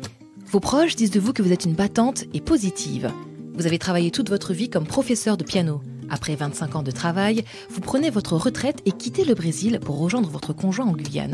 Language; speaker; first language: French; native; French